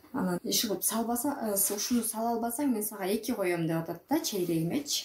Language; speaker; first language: Kyrgyz; native; Kyrgyz